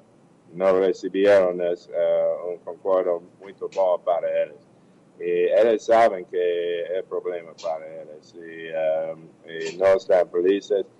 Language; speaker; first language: Portuguese; non-native, learner; English